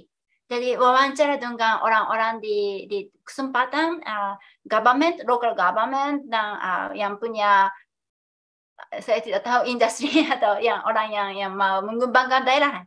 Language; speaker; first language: Indonesian; non-native, fluent; Japanese